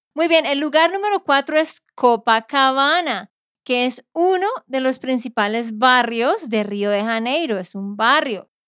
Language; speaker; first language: Spanish; native; Spanish